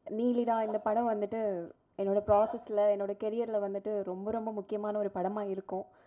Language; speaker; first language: Tamil; native; Tamil